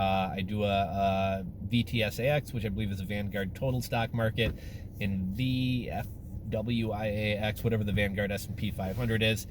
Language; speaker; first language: English; native; English